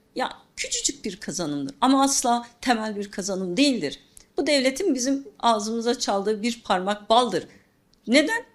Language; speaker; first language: Turkish; non-native, local second language; Kurdish